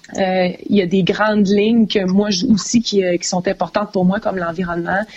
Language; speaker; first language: French; native; French